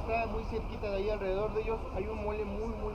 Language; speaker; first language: Spanish; native; Spanish